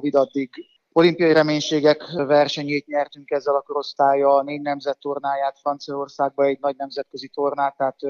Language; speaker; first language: Hungarian; native; Hungarian